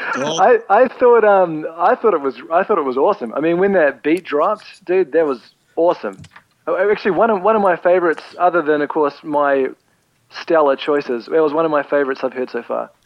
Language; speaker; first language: English; native; English